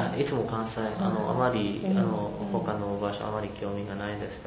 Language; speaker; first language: Japanese; non-native, learner; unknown